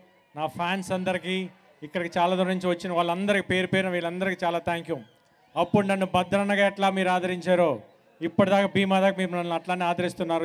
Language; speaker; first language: Telugu; native; Telugu